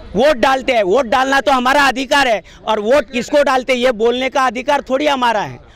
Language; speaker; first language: Hindi; non-native, local second language; Marathi